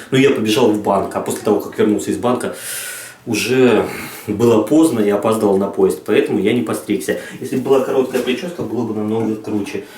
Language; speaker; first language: Russian; native; Russian